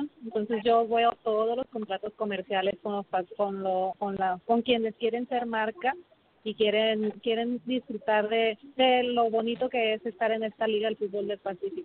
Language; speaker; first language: Spanish; native; Spanish